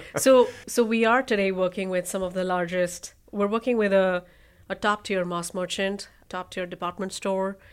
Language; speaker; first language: English; non-native, local second language; Hindi